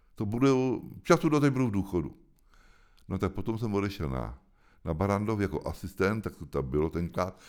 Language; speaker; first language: Czech; native; Czech